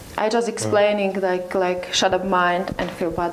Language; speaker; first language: English; non-native, learner; Slovak